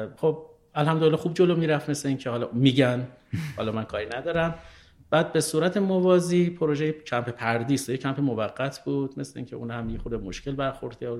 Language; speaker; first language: Persian; native; Persian